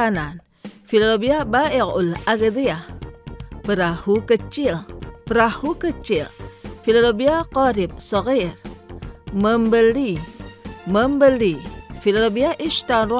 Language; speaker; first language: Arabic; non-native, fluent; Indonesian